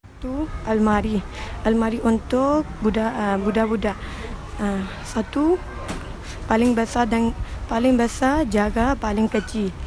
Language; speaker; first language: Malay; early bilingual, other home language; Rohingya